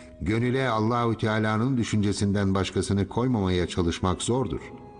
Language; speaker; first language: Turkish; native; Turkish